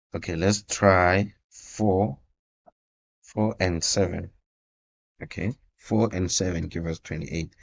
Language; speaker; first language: English; non-native, local second language; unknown